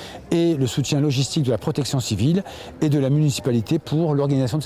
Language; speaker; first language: French; native; French